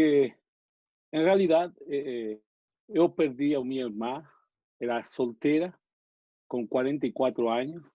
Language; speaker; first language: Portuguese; non-native, learner; Spanish